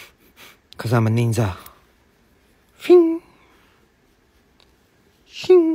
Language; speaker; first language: English; non-native, learner; Korean